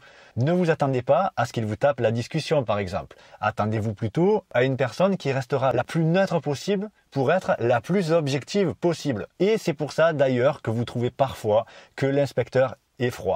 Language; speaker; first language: French; native; French